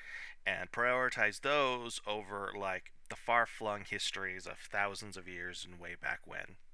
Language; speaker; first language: English; native; English